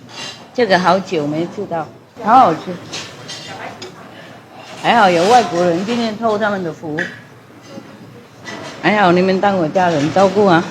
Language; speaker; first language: Chinese; non-native, fluent; Vietnamese